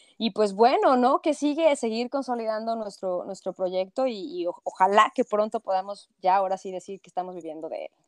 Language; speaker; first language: Spanish; native; Spanish